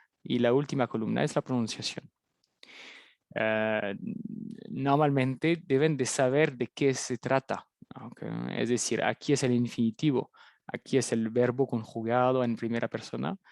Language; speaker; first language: Spanish; non-native, fluent; French